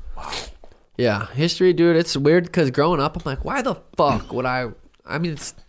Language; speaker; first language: English; native; English